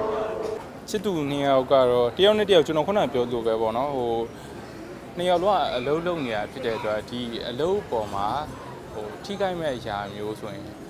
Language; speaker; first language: Burmese; native; Burmese